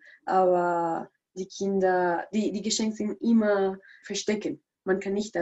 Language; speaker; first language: German; non-native, learner; Spanish